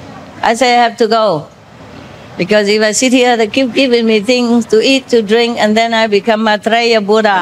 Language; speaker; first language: English; non-native, fluent; Vietnamese